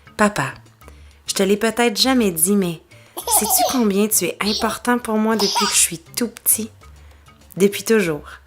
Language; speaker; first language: French; native; French